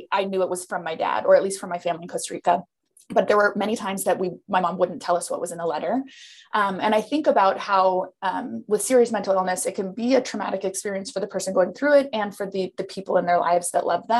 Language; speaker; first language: English; native; English